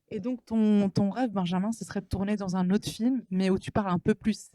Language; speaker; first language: French; native; French